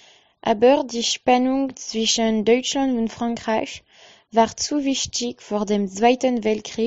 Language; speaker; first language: German; non-native, learner; French